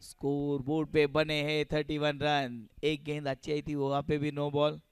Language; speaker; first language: Hindi; non-native, local second language; Marathi